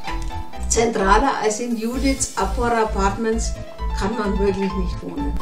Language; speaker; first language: German; native; German